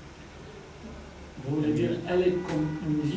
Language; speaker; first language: French; non-native, fluent; Arabic